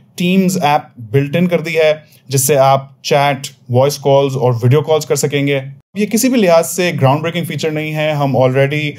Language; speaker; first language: Urdu; native; Urdu